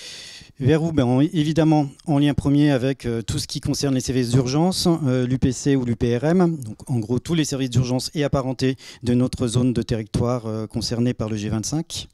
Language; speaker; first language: French; native; French